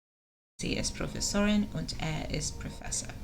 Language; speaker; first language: German; non-native, learner; English